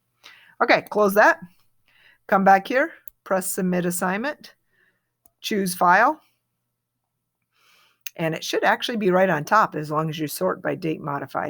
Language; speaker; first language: English; native; English